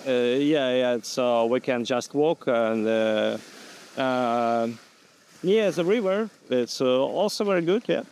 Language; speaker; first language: English; non-native, fluent; Russian